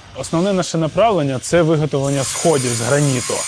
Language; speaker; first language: Ukrainian; native; Ukrainian